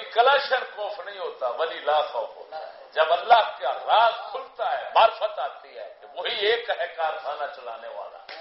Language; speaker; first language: Urdu; non-native, local second language; Punjabi